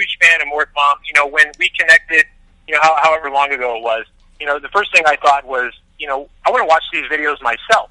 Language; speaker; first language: English; native; English